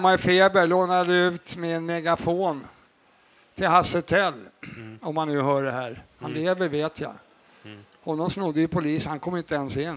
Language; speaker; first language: Swedish; native; Swedish